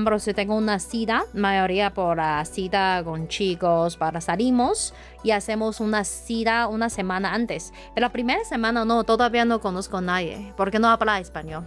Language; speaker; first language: Spanish; non-native, learner; Chinese